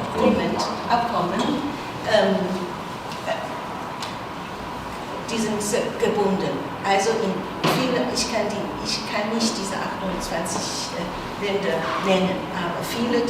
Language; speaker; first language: German; non-native, fluent; Chinese